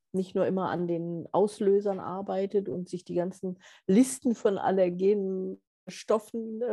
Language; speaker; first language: German; native; German